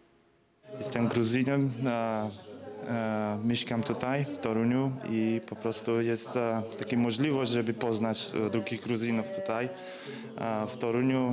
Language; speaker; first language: Polish; non-native, fluent; Georgian